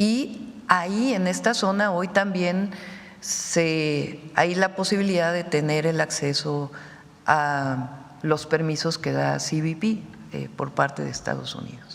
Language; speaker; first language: Spanish; native; Spanish